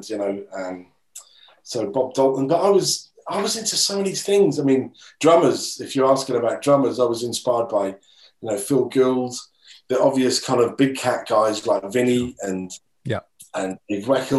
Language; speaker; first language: English; native; English